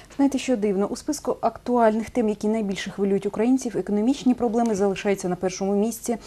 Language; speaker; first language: Ukrainian; native; Ukrainian